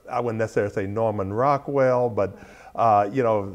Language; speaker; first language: English; native; English